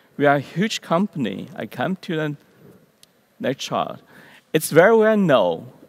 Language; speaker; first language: English; non-native, learner; Chinese